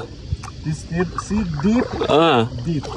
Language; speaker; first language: English; non-native, learner; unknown